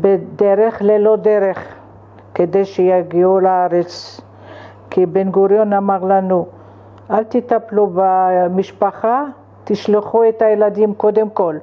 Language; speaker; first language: Hebrew; non-native, fluent; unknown